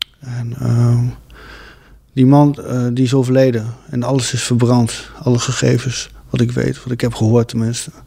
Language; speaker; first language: Dutch; early bilingual, other home language; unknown